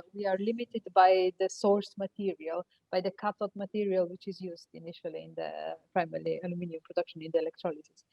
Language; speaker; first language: English; non-native, fluent; Slovenian